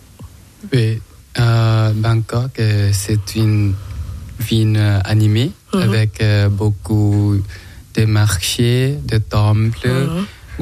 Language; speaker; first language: French; non-native, learner; Thai